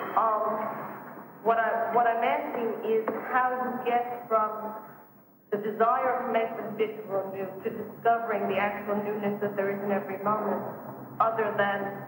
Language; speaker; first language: English; native; English